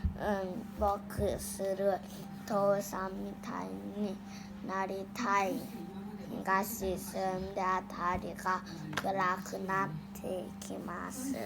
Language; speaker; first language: Japanese; non-native, learner; Thai